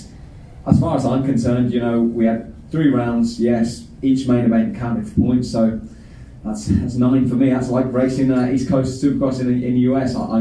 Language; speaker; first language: English; native; English